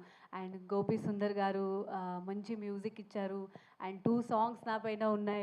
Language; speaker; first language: Telugu; non-native, fluent; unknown